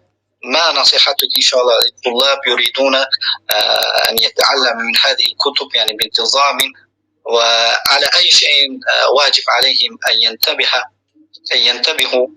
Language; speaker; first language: Arabic; non-native, fluent; Uzbek